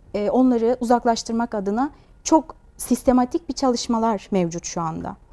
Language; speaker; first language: Turkish; non-native, fluent; Uyghur